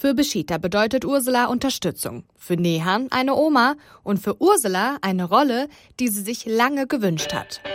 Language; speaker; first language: German; native; German